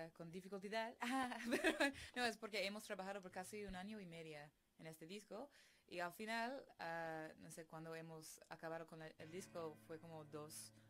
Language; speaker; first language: Spanish; non-native, fluent; English